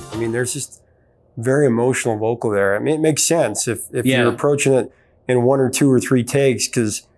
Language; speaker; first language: English; native; English